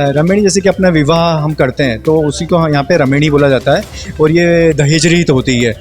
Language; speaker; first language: Hindi; native; Hindi